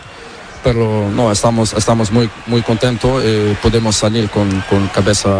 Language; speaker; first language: Spanish; non-native, learner; Portuguese